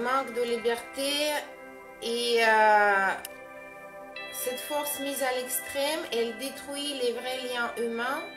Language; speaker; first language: French; non-native, fluent; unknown